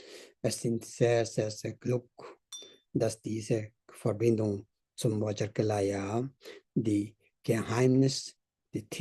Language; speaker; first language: German; non-native, learner; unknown